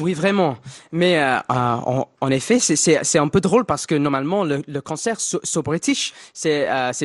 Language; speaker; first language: French; non-native, fluent; English